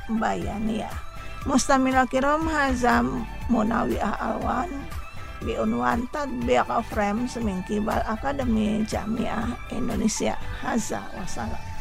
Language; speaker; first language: Arabic; non-native, fluent; Indonesian